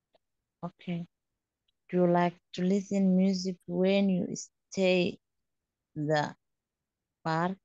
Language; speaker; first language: English; non-native, learner; Somali